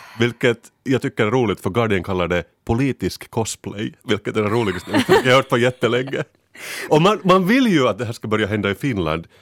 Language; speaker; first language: Swedish; native; Swedish